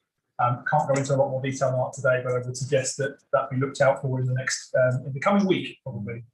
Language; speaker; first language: English; native; English